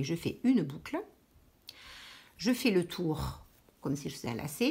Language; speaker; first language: French; native; French